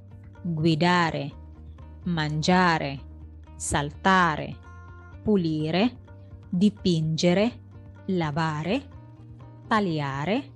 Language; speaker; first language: Italian; non-native, fluent; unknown